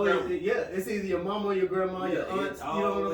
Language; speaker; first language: English; native; English